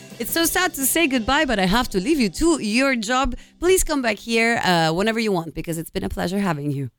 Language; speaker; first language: English; non-native, fluent; Italian